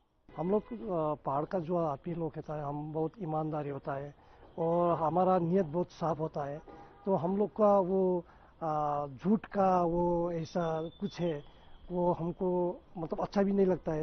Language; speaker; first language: Hindi; non-native, local second language; Nepali